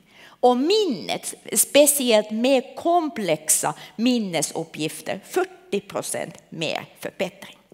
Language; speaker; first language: Swedish; non-native, local second language; Finnish